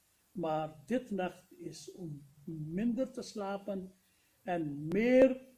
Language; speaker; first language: Dutch; non-native, fluent; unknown